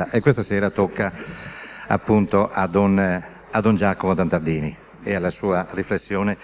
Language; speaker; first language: Italian; native; Italian